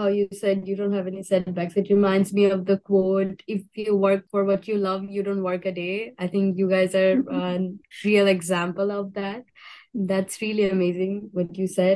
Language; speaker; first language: English; non-native, local second language; Bangla